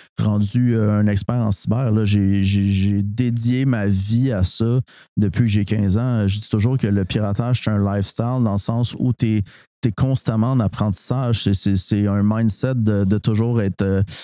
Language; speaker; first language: French; native; French